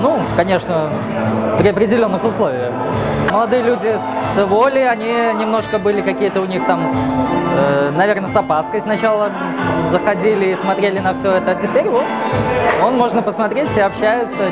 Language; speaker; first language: Russian; native; Russian